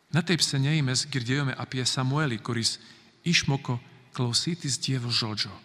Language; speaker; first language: Lithuanian; non-native, learner; Slovak